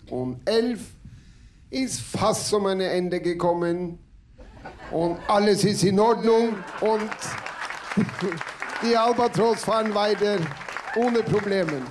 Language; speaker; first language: German; non-native, learner; Norwegian